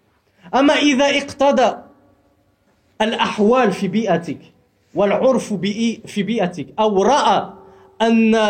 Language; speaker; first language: Arabic; non-native, fluent; French